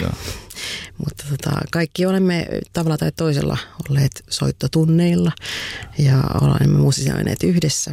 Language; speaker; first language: Finnish; native; Finnish